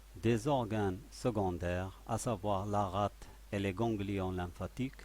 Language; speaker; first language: French; non-native, local second language; Arabic